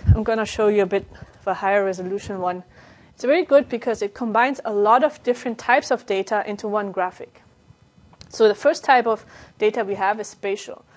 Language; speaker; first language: English; non-native, fluent; German